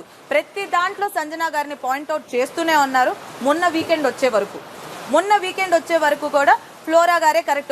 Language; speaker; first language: Telugu; native; Telugu